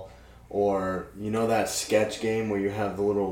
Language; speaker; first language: English; native; English